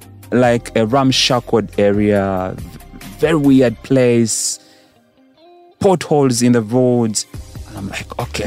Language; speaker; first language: English; non-native, local second language; Ganda